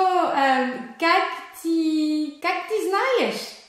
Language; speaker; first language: Russian; non-native, learner; French